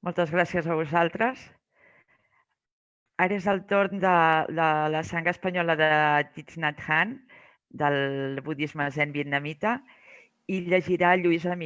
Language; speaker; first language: Catalan; native; Catalan